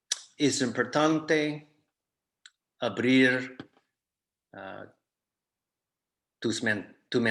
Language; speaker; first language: Spanish; non-native, fluent; English